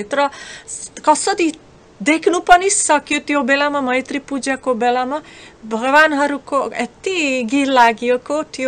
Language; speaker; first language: Nepali; non-native, fluent; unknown